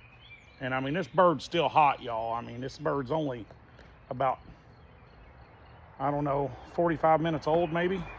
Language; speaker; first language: English; native; English